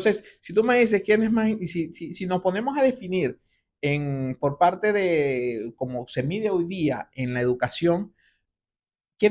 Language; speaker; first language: Spanish; native; Spanish